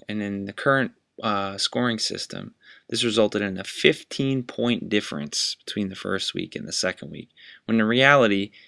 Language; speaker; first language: English; native; English